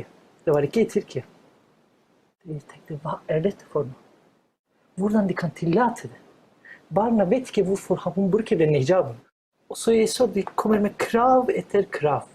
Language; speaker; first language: Norwegian; non-native, fluent; Turkish